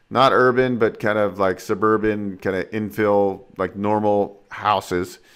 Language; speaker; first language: English; native; English